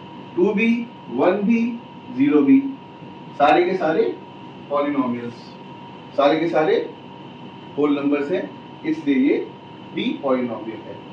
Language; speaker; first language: Hindi; native; Hindi